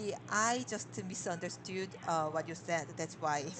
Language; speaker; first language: English; non-native, learner; Korean